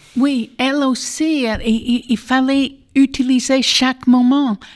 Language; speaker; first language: French; non-native, fluent; English